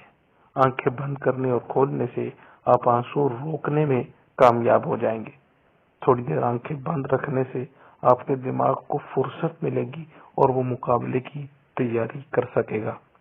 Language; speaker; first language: Urdu; native; Urdu